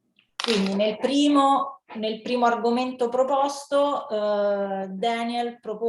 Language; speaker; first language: Italian; native; Italian